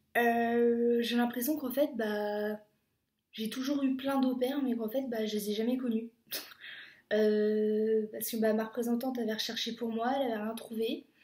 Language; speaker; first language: French; native; French